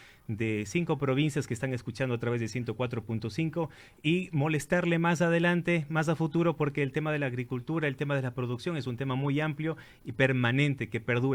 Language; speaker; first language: Spanish; native; Spanish